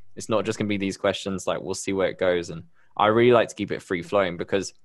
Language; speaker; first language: English; native; English